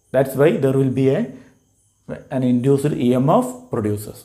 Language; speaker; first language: English; non-native, local second language; Malayalam